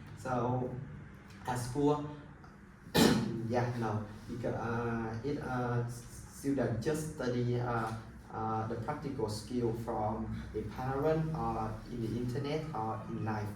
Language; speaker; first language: English; non-native, learner; Vietnamese